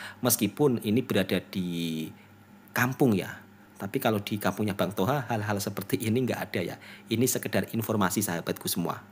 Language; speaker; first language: Indonesian; native; Indonesian